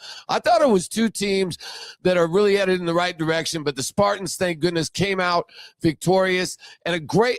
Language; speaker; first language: English; native; English